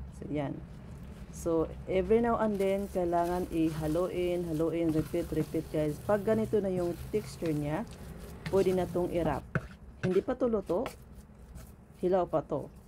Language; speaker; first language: Filipino; non-native, local second language; Cebuano